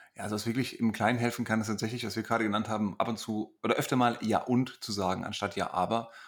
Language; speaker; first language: German; native; German